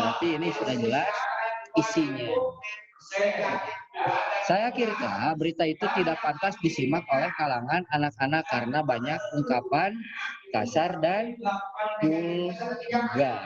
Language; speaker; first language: Indonesian; native; Indonesian